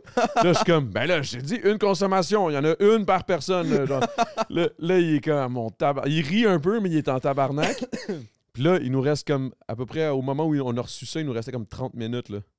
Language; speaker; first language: French; native; French